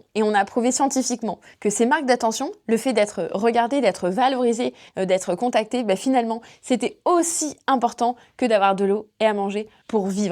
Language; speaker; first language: French; native; French